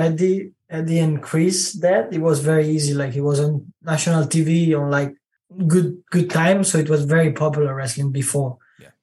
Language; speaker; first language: English; non-native, learner; Italian